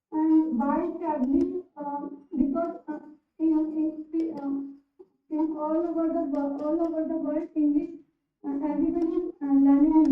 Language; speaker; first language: English; non-native, learner; Hindi